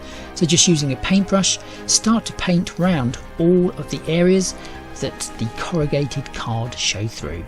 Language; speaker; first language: English; native; English